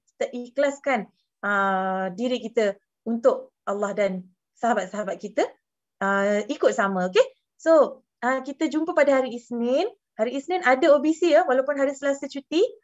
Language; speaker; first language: Malay; native; Malay